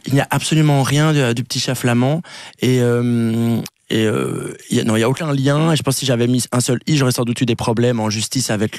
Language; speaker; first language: French; native; French